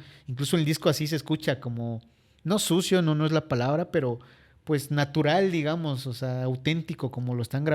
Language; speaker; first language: Spanish; native; Spanish